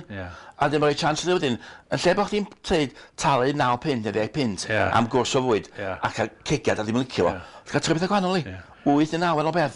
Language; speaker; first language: Welsh; native; Welsh